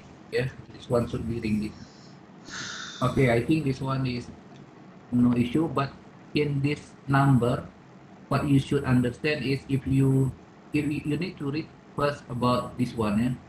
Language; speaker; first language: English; non-native, fluent; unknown